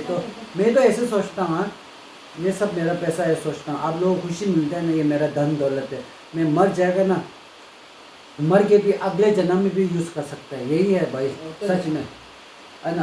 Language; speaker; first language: Hindi; non-native, local second language; Tibetan